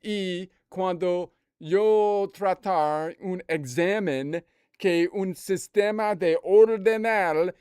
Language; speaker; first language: Spanish; non-native, learner; English